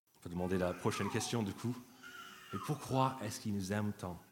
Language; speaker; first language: French; non-native, fluent; English